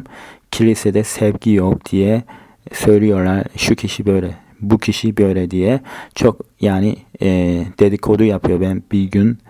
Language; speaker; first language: Turkish; non-native, fluent; Korean